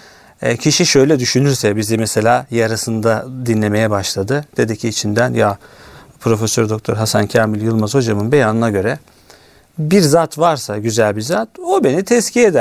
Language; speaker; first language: Turkish; native; Turkish